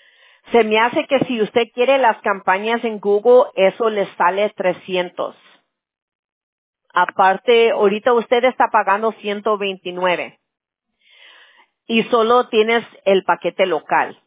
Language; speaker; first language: Spanish; early bilingual, other home language; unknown